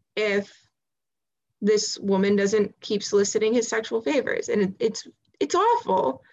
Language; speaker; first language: English; native; English